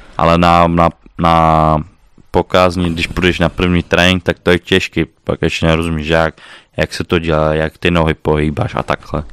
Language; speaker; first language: Czech; early bilingual, heritage; Czech